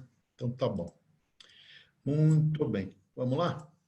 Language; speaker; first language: Portuguese; native; Portuguese